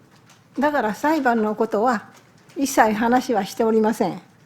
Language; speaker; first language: Japanese; native; Japanese